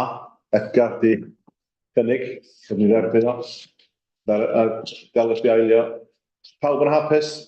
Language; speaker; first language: Welsh; native; Welsh